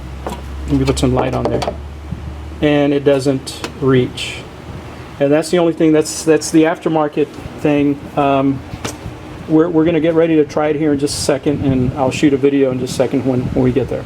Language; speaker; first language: English; native; English